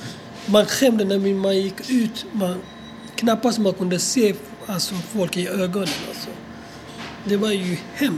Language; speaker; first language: Swedish; non-native, fluent; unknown